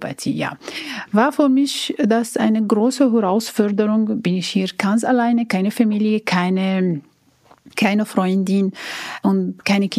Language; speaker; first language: German; non-native, learner; Arabic